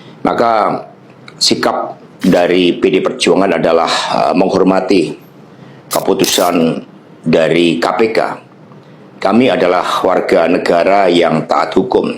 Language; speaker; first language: Indonesian; native; Indonesian